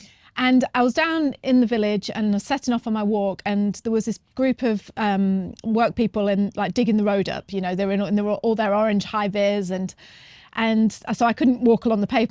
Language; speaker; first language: English; native; English